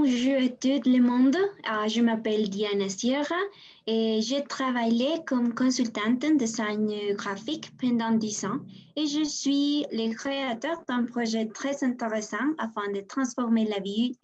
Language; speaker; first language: French; non-native, learner; Spanish